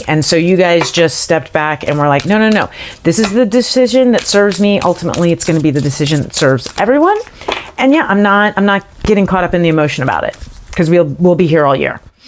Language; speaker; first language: English; native; English